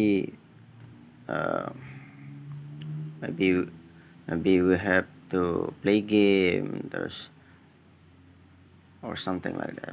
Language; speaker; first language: English; non-native, learner; Indonesian